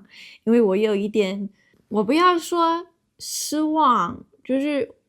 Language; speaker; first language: Chinese; non-native, fluent; English